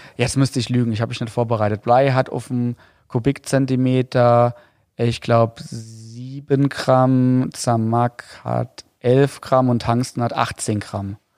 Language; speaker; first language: German; native; German